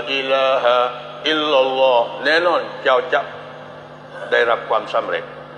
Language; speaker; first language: Thai; non-native, local second language; Malay